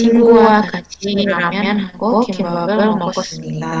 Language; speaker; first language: Korean; non-native, learner; Indonesian